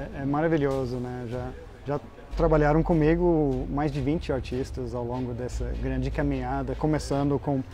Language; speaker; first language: Portuguese; non-native, fluent; English